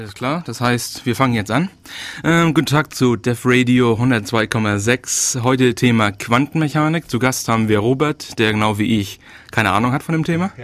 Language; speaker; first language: German; native; German